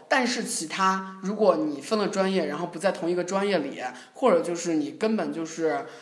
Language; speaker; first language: Chinese; native; Chinese